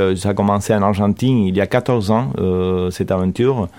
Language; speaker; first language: French; non-native, fluent; Spanish